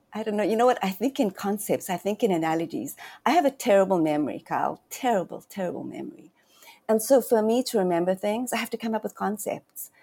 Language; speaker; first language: English; native; English